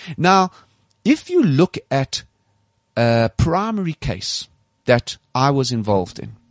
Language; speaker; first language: English; native; English